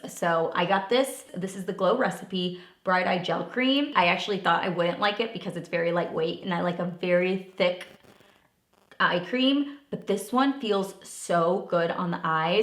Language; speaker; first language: English; native; English